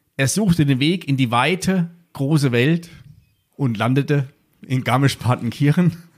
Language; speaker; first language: German; native; German